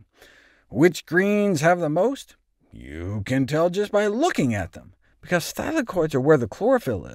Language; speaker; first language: English; native; English